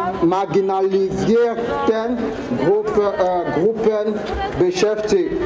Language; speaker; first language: German; non-native, fluent; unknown